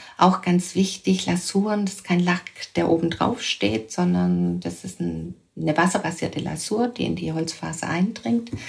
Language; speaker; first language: German; native; German